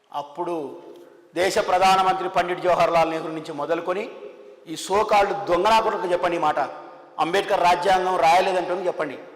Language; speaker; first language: Telugu; native; Telugu